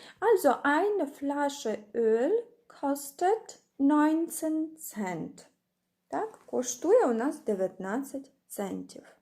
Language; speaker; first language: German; non-native, fluent; Ukrainian